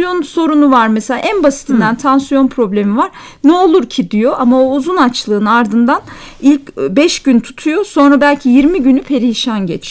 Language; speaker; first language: Turkish; native; Turkish